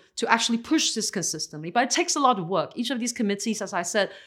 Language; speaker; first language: English; native; English